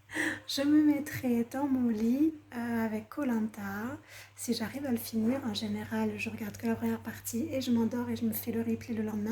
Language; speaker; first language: French; native; French